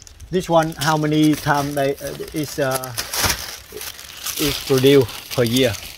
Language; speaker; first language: English; non-native, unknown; Vietnamese